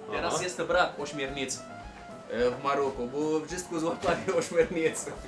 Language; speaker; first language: Polish; non-native, learner; Arabic